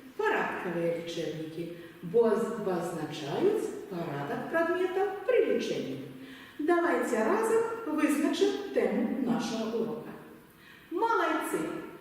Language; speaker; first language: Belarusian; native; Belarusian